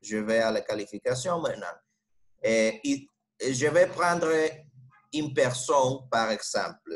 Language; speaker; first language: French; non-native, fluent; Spanish